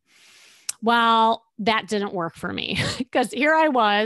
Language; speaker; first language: English; native; English